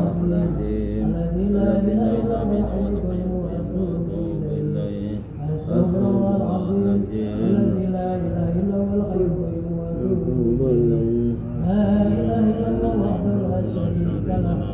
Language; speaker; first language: Indonesian; native; Indonesian